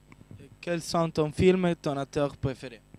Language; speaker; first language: French; non-native, learner; Italian